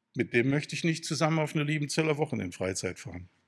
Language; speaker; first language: German; native; German